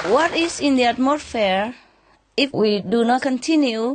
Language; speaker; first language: English; non-native, fluent; Vietnamese